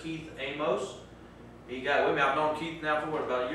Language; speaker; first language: English; native; English